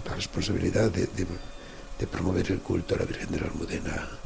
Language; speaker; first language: Spanish; native; Spanish